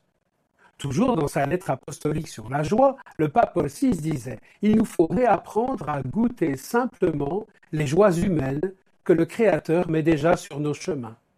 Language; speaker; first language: French; native; French